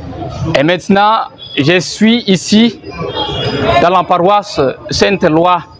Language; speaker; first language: French; non-native, fluent; Portuguese